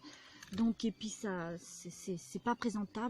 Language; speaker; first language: French; native; French